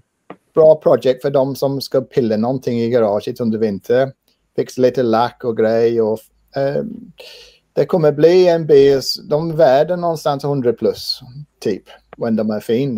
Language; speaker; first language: Swedish; non-native, fluent; English